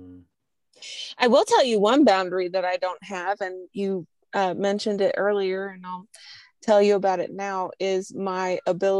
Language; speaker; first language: English; native; English